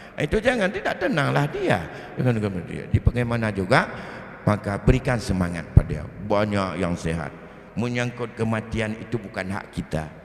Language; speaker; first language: Malay; non-native, local second language; Achinese